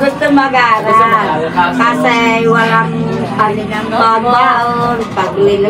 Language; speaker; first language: Filipino; non-native, local second language; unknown